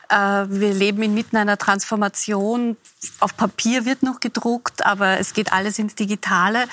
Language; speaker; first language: German; native; German